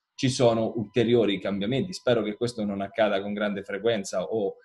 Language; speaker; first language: Italian; native; Italian